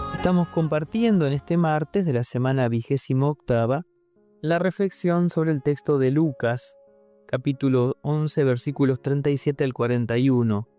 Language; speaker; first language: Spanish; native; Spanish